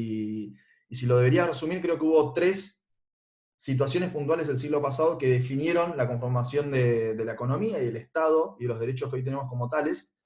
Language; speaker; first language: Spanish; native; Spanish